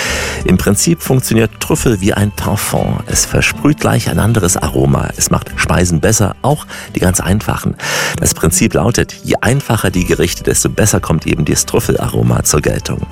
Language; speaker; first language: German; native; German